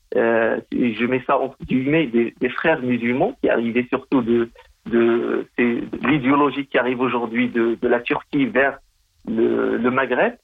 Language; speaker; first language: French; non-native, local second language; Arabic